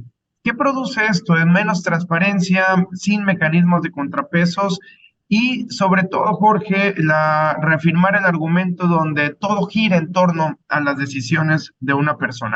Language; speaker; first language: Spanish; native; Spanish